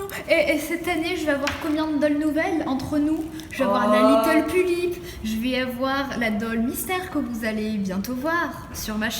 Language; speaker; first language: French; native; French